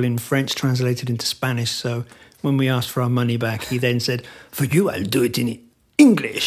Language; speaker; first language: English; native; English